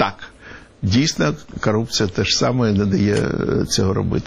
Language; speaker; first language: Ukrainian; non-native, local second language; Russian